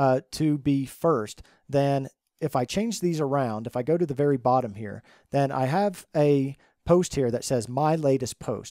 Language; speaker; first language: English; native; English